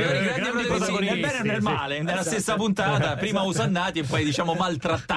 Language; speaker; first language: Italian; native; Italian